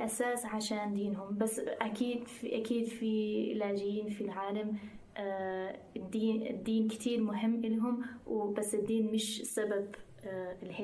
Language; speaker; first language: Arabic; non-native, fluent; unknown